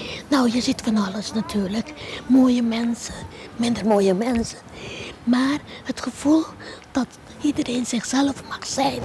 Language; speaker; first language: Dutch; non-native, local second language; Papiamento